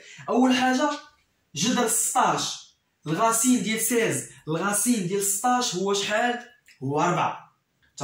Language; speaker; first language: Arabic; native; Arabic